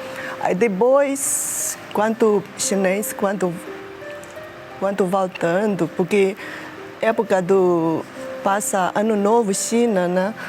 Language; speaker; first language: Portuguese; non-native, learner; Chinese